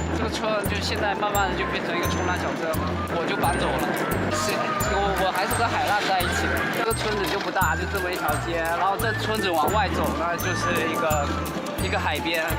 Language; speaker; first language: Chinese; native; Chinese